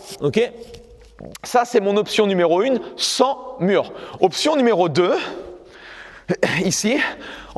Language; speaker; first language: French; native; French